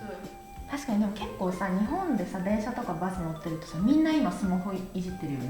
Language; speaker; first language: Japanese; native; Japanese